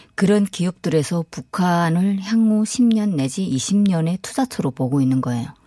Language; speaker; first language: Korean; native; Korean